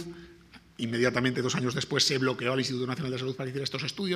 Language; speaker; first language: Spanish; native; Spanish